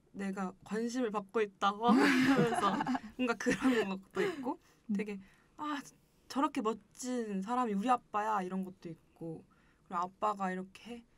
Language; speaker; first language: Korean; native; Korean